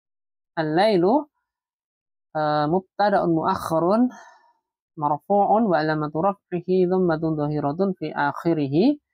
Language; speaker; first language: Arabic; non-native, fluent; Indonesian